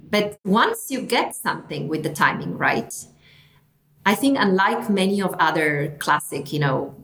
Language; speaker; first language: English; non-native, fluent; Italian